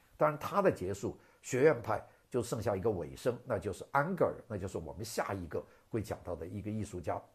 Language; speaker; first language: Chinese; non-native, local second language; Cantonese